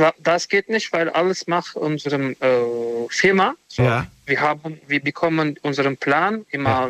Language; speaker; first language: German; non-native, learner; Romanian